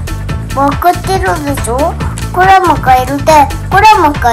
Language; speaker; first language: Japanese; native; Japanese